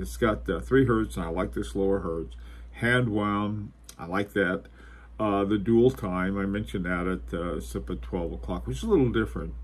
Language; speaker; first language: English; native; English